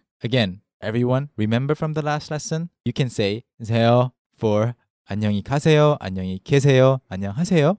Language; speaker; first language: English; non-native, fluent; Korean